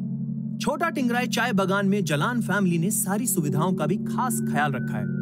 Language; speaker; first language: Hindi; native; Hindi